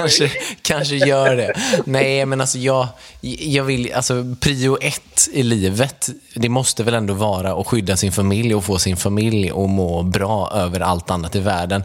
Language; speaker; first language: Swedish; native; Swedish